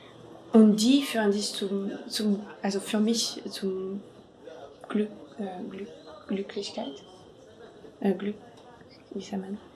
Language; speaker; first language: German; non-native, fluent; French